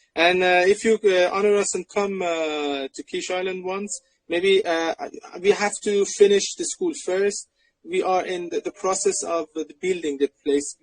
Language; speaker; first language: English; non-native, fluent; Persian